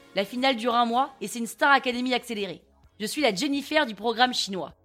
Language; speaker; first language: French; native; French